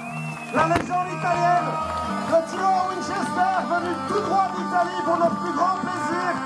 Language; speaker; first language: French; native; French